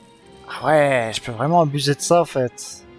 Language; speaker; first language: French; native; French